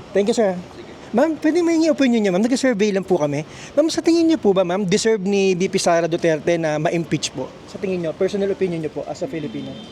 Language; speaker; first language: Filipino; native; Filipino